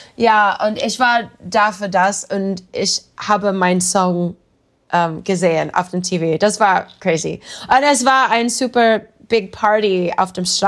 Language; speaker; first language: German; non-native, learner; English